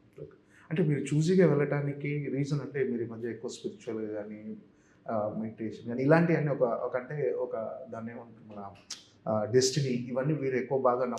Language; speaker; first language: Telugu; native; Telugu